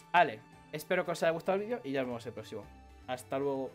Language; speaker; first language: Spanish; native; Spanish